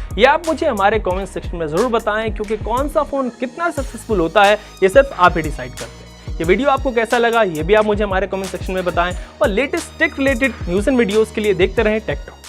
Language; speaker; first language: Hindi; native; Hindi